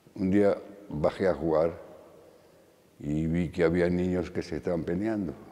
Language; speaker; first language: Spanish; early bilingual, other home language; Polish